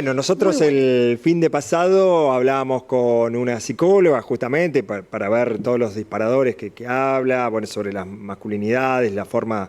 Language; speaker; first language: Spanish; native; Spanish